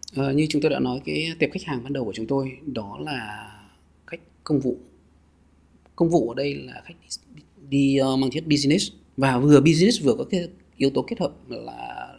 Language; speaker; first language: Vietnamese; native; Vietnamese